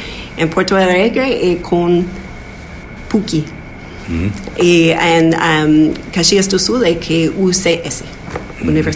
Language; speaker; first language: Portuguese; non-native, fluent; English